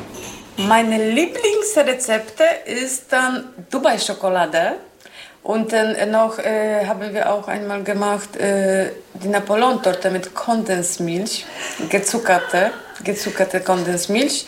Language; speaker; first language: German; non-native, learner; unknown